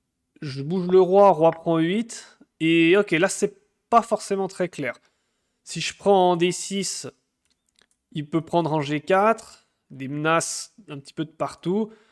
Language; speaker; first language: French; native; French